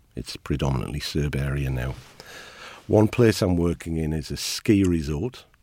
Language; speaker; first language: English; native; English